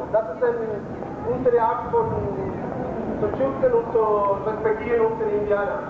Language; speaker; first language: German; non-native, fluent; Spanish